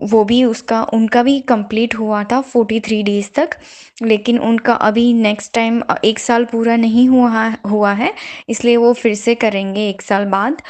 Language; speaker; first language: Hindi; non-native, local second language; Gujarati